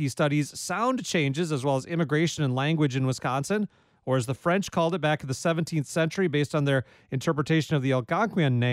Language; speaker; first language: English; native; English